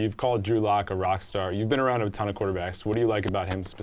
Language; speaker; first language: English; native; English